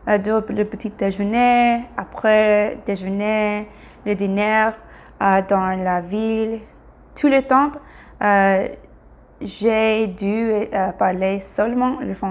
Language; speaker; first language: French; non-native, learner; English